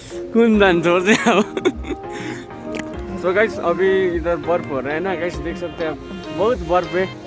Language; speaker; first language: Hindi; non-native, local second language; Nepali